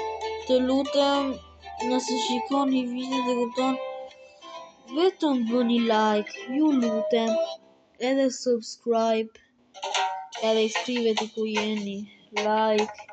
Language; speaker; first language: Albanian; early bilingual, heritage; Albanian